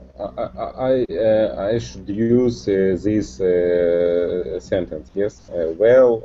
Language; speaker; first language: English; non-native, learner; Russian